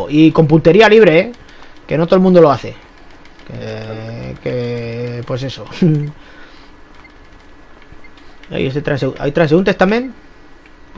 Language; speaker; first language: Spanish; native; Spanish